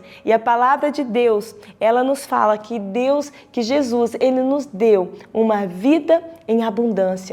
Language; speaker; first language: Portuguese; native; Portuguese